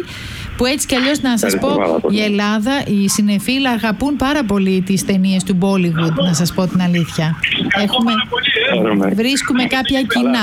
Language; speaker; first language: Greek; native; Greek